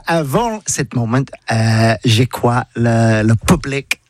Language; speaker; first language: French; non-native, learner; English